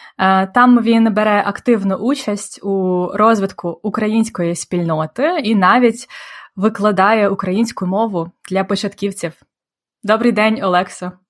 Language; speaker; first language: Ukrainian; native; Ukrainian